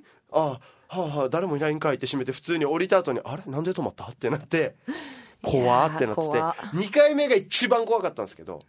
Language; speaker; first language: Japanese; native; Japanese